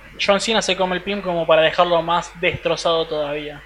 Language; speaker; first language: Spanish; native; Spanish